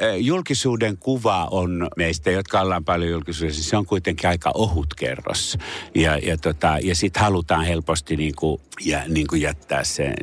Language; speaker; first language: Finnish; native; Finnish